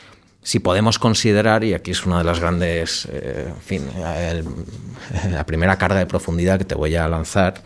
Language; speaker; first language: Spanish; native; Spanish